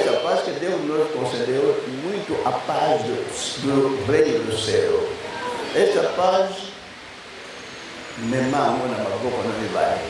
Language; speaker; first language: Portuguese; non-native, learner; Lingala